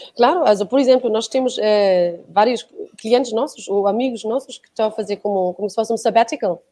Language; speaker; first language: Portuguese; non-native, fluent; German